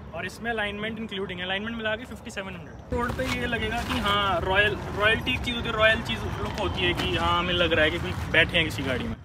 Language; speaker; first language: Hindi; native; Hindi